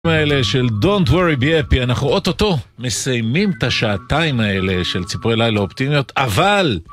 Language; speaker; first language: Hebrew; native; Hebrew